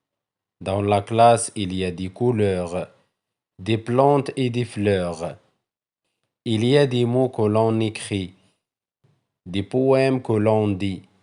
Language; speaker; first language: French; non-native, local second language; Arabic